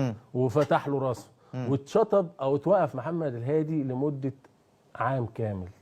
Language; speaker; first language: Arabic; native; Arabic